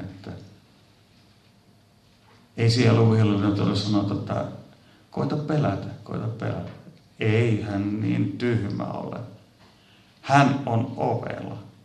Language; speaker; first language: Finnish; native; Finnish